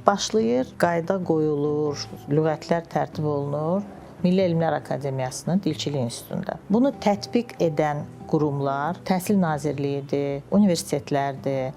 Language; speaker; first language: Azerbaijani; native; Azerbaijani